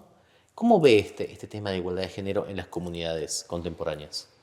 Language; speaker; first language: Spanish; native; Spanish